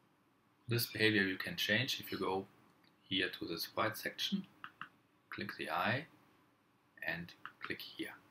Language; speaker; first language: English; non-native, fluent; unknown